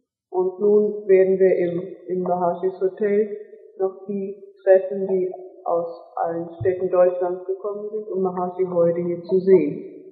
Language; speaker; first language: German; native; German